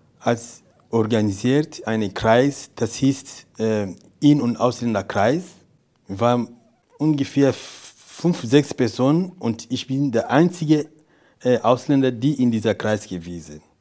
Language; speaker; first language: German; non-native, fluent; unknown